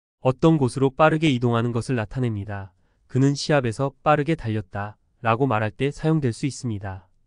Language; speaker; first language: Korean; native; Korean